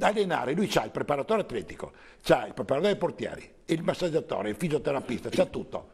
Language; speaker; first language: Italian; native; Italian